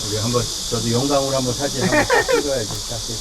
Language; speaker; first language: Korean; native; Korean